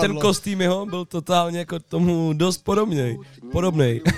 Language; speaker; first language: Czech; native; Czech